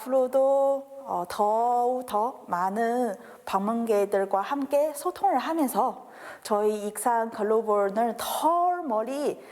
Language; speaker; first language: Korean; non-native, learner; Thai